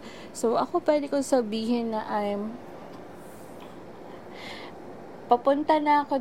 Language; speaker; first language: English; non-native, local second language; Filipino